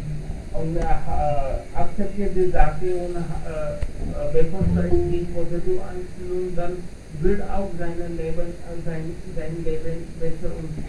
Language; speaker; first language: German; non-native, learner; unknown